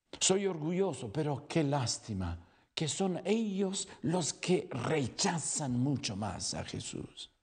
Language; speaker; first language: Spanish; non-native, fluent; Italian